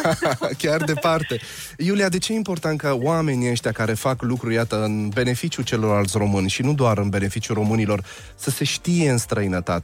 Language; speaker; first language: Romanian; native; Romanian